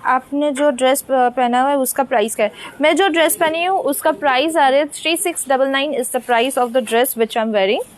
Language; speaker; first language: Hindi; non-native, local second language; Bangla